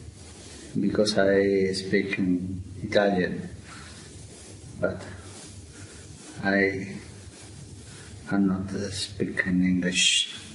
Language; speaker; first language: English; non-native, learner; Italian